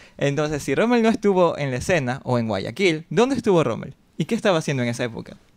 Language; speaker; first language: Spanish; native; Spanish